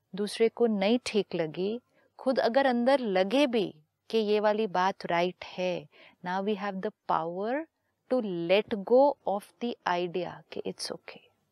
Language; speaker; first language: Hindi; native; Hindi